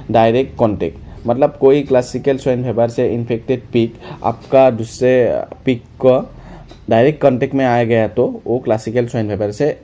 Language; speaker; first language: Hindi; non-native, local second language; Assamese